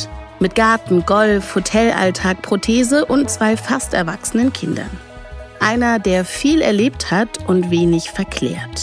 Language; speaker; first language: German; native; German